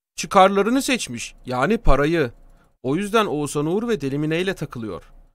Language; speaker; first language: Turkish; native; Turkish